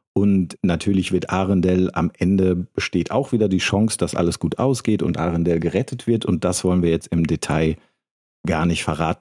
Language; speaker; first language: German; native; German